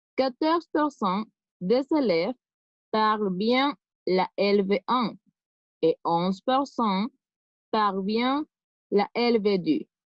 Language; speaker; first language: French; non-native, fluent; Spanish